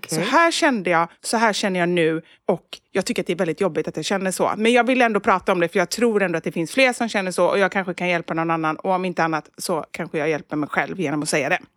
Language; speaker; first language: Swedish; native; Swedish